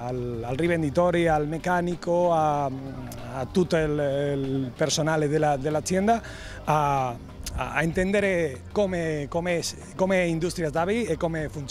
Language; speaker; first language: Italian; non-native, fluent; Spanish